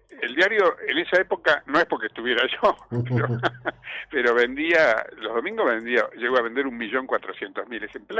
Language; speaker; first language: Spanish; native; Spanish